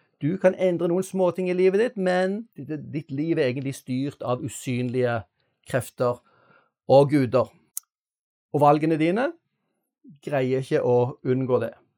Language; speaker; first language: Norwegian; native; Norwegian